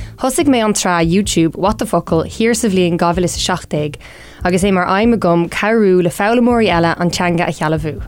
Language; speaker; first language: Irish; non-native, local second language; English